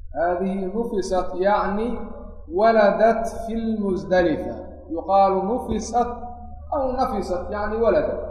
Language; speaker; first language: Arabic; non-native, local second language; Somali